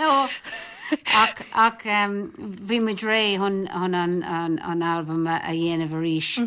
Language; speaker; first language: Irish; non-native, local second language; English